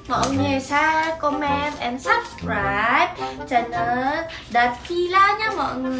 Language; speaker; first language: Vietnamese; non-native, learner; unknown